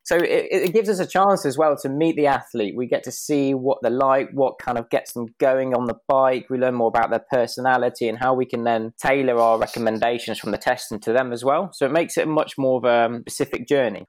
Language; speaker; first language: English; native; English